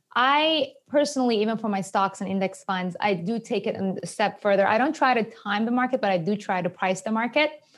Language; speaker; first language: English; non-native, fluent; Persian